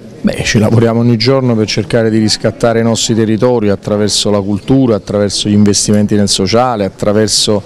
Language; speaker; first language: Italian; native; Italian